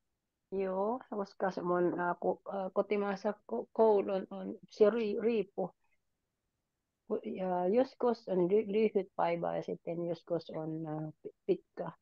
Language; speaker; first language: Finnish; non-native, learner; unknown